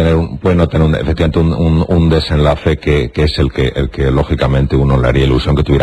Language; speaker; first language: Spanish; native; Spanish